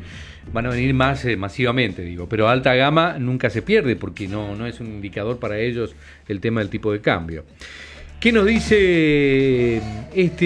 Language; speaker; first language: Spanish; native; Spanish